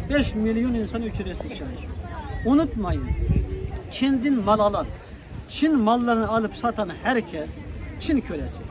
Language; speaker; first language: Turkish; non-native, fluent; Uyghur